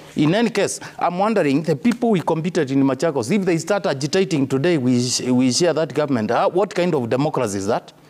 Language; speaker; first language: English; non-native, local second language; Kamba